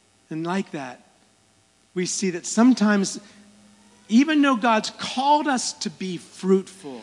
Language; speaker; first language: English; native; English